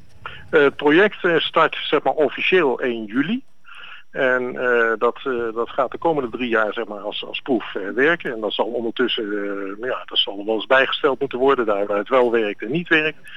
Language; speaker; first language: Dutch; native; Dutch